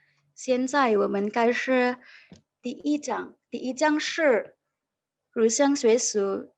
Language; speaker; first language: Chinese; non-native, fluent; Indonesian